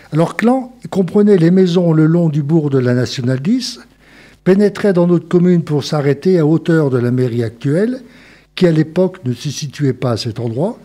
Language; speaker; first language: French; native; French